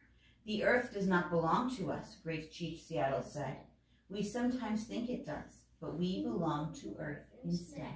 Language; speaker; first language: English; native; English